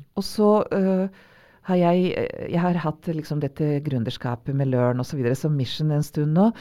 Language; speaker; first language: Norwegian; non-native, fluent; Serbian